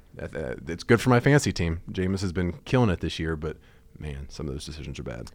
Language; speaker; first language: English; native; English